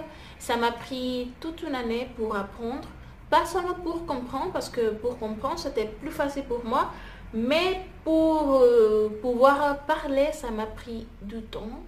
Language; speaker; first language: French; non-native, fluent; Spanish